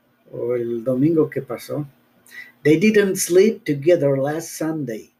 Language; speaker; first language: English; non-native, learner; Spanish